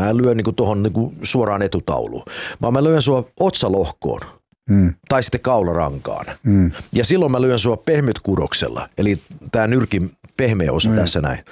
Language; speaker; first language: Finnish; early bilingual, heritage; Finnish